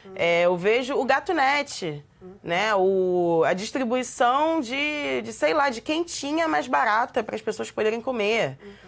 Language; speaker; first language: Portuguese; native; Portuguese